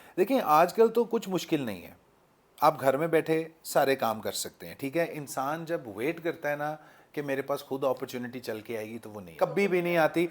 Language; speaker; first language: Urdu; native; Urdu